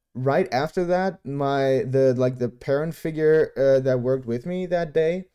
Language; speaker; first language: English; non-native, fluent; Dutch